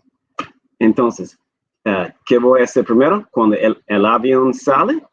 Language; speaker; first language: Spanish; non-native, fluent; English